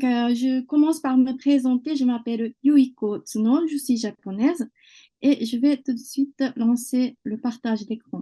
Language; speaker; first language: French; non-native, fluent; Japanese